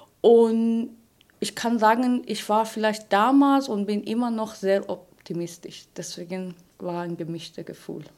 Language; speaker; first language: German; non-native, fluent; Persian